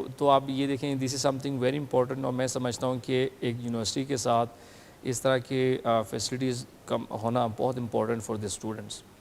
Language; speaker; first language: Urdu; early bilingual, heritage; Urdu